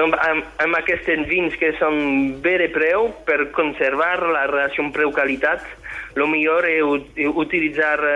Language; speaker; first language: Catalan; non-native, fluent; French